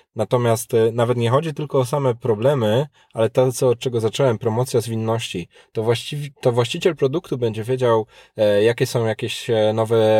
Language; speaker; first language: Polish; native; Polish